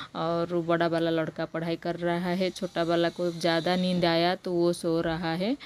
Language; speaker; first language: Hindi; non-native, local second language; Odia